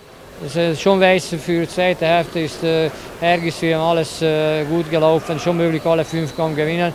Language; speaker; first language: German; non-native, learner; Hungarian